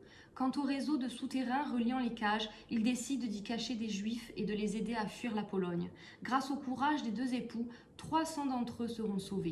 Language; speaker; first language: French; native; French